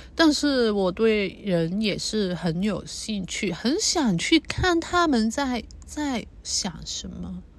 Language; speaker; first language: Chinese; non-native, local second language; Cantonese